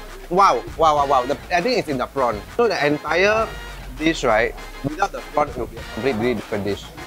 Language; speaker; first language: English; non-native, local second language; Tamil